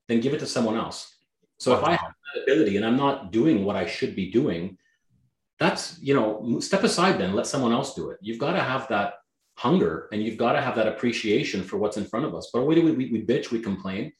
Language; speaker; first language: English; non-native, fluent; Greek